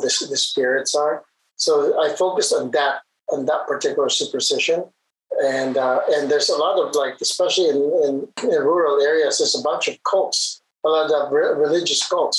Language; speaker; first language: English; non-native, local second language; Hiligaynon